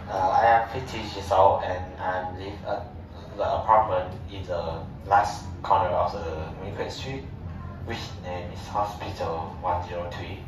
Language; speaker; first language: English; non-native, learner; Vietnamese